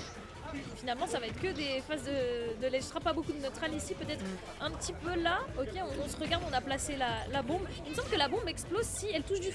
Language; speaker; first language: French; native; French